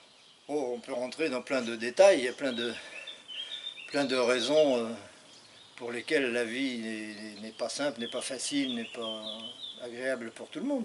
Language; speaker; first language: French; native; French